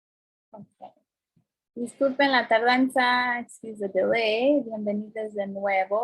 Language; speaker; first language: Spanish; early bilingual, heritage; Spanish